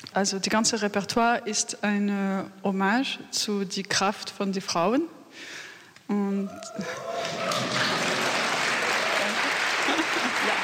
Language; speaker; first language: German; non-native, learner; French